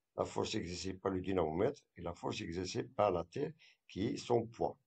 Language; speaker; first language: French; non-native, local second language; Arabic